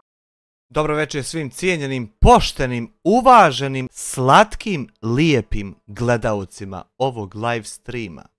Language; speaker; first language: Bosnian; native; Bosnian